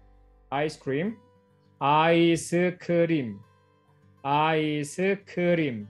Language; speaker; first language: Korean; non-native, fluent; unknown